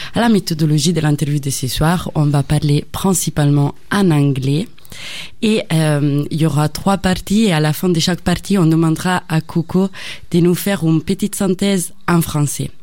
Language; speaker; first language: French; native; French